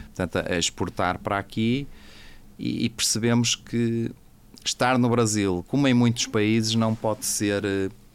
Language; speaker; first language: Portuguese; native; Portuguese